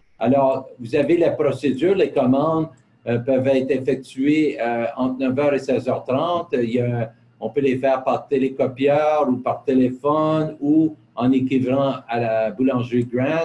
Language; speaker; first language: French; native; French